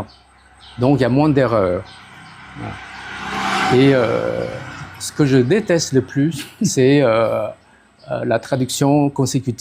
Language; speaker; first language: French; non-native, fluent; Khmer